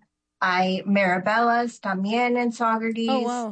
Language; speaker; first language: Spanish; early bilingual, heritage; Spanish